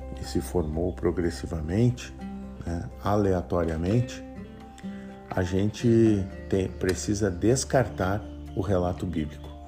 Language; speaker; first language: Portuguese; native; Portuguese